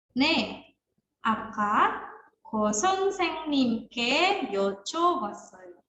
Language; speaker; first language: Korean; non-native, fluent; Indonesian